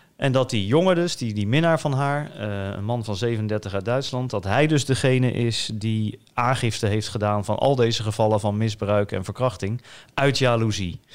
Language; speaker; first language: Dutch; native; Dutch